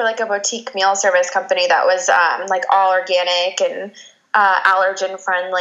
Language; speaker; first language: English; native; English